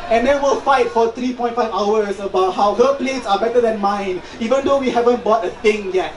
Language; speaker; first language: English; non-native, local second language; Malay